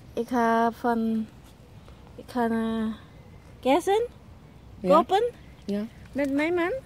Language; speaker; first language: Dutch; non-native, learner; Thai